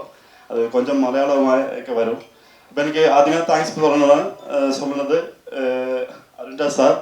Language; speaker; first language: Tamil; non-native, learner; Malayalam